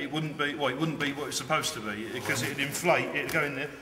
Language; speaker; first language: English; native; English